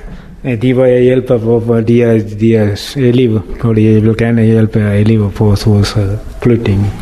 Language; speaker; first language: Danish; non-native, learner; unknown